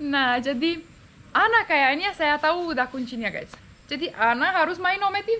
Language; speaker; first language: Indonesian; non-native, fluent; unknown